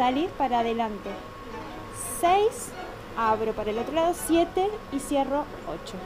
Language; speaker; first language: Spanish; native; Spanish